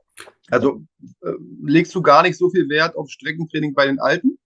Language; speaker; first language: German; native; German